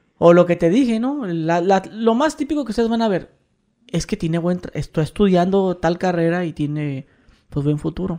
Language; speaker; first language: Spanish; native; Spanish